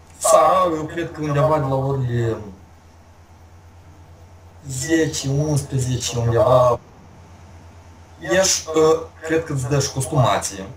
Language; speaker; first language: Romanian; non-native, local second language; Russian